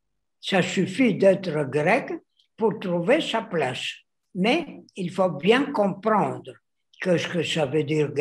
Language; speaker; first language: French; non-native, fluent; Greek